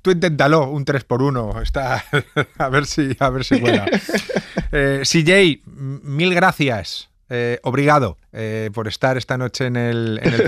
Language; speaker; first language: Spanish; native; Spanish